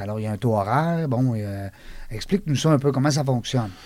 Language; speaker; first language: French; native; French